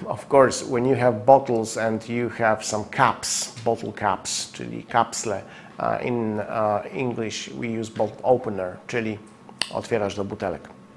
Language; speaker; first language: English; non-native, fluent; Polish